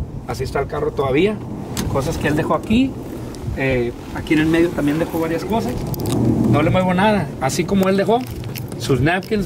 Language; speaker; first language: Spanish; early bilingual, heritage; Spanish